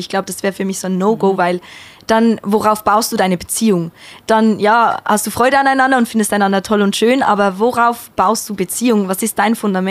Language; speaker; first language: German; native; German